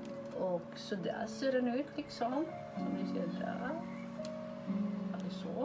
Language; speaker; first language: Swedish; non-native, fluent; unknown